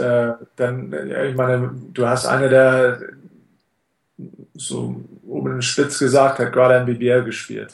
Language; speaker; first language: German; non-native, fluent; English